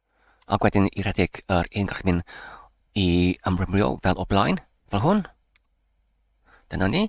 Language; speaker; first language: Welsh; non-native, learner; English